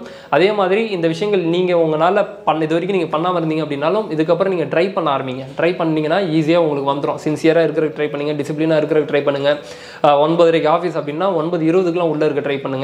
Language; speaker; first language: Tamil; native; Tamil